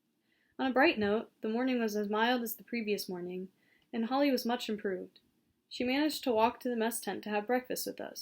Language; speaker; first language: English; native; English